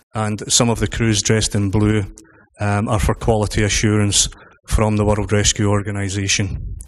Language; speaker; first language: English; native; English